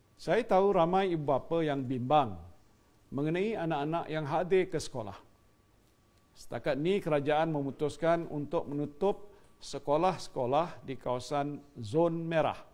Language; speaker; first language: Malay; native; Malay